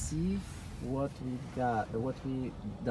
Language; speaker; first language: English; non-native, learner; Polish